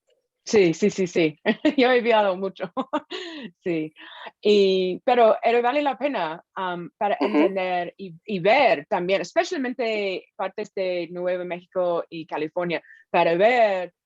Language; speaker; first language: Spanish; non-native, fluent; English